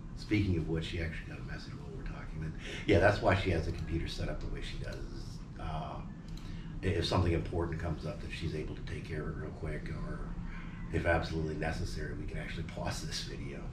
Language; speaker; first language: English; native; English